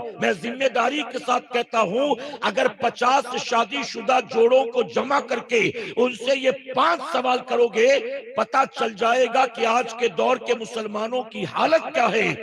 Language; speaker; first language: Urdu; native; Urdu